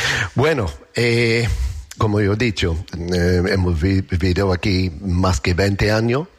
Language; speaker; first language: Spanish; non-native, learner; English